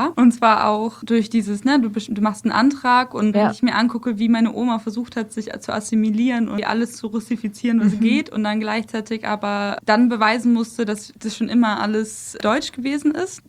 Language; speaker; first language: German; early bilingual, other home language; Russian